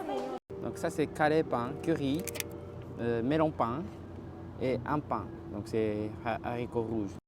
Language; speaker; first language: French; non-native, fluent; Japanese